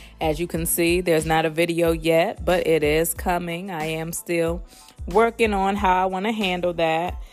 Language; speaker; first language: English; native; English